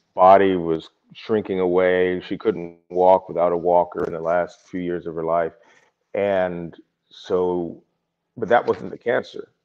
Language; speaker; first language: English; native; English